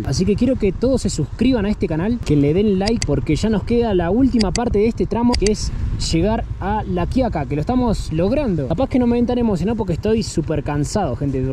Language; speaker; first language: Spanish; native; Spanish